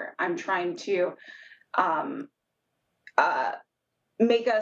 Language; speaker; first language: English; native; English